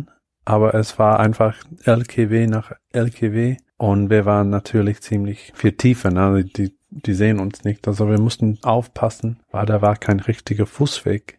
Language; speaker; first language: German; non-native, fluent; English